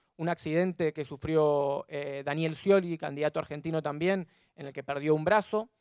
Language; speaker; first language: Spanish; native; Spanish